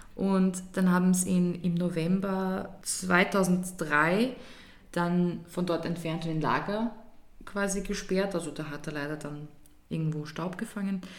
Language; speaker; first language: German; early bilingual, other home language; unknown